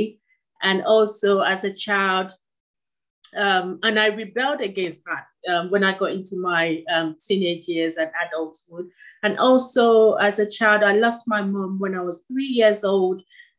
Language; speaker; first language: English; non-native, local second language; Yoruba